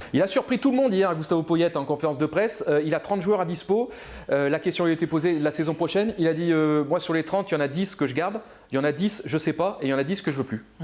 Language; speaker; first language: French; native; French